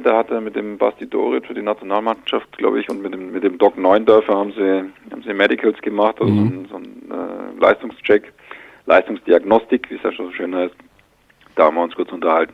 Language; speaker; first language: German; native; German